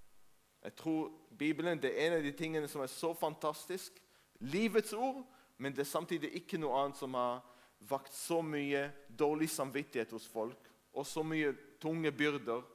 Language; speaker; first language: Norwegian; non-native, fluent; Hebrew